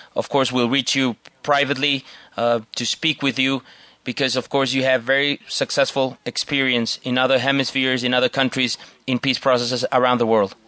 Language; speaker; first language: English; non-native, fluent; Spanish